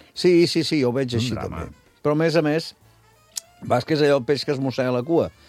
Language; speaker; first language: Catalan; native; Catalan